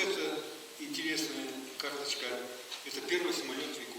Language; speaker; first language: Russian; native; Russian